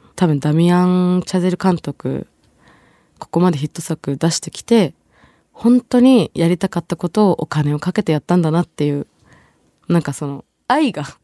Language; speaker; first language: Japanese; early bilingual, other home language; Bangla